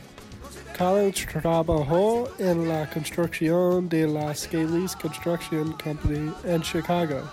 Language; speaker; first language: Spanish; non-native, learner; English